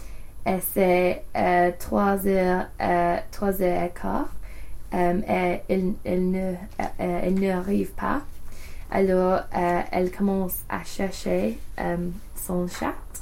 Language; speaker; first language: French; non-native, learner; English